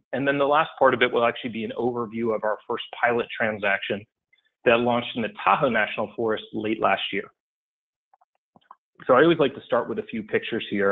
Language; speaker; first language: English; native; English